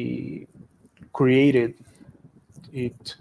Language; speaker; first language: English; non-native, fluent; Portuguese